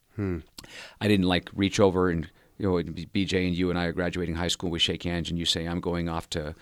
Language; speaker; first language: English; native; English